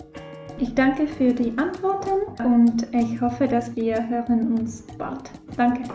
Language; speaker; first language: German; non-native, fluent; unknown